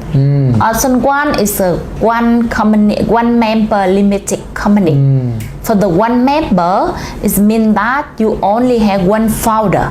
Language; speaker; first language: English; non-native, learner; Vietnamese